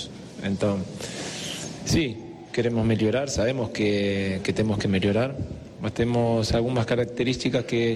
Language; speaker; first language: Portuguese; non-native, fluent; Spanish